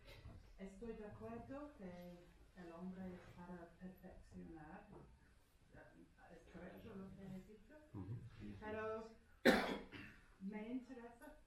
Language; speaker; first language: Spanish; non-native, fluent; English